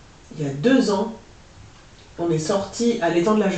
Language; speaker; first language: French; native; French